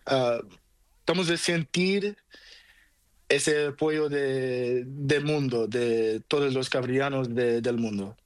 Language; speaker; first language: Spanish; non-native, learner; Portuguese